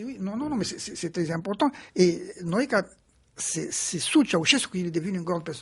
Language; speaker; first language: French; non-native, fluent; Romanian